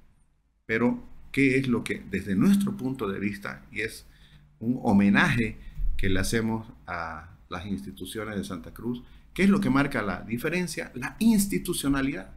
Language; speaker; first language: Spanish; native; Spanish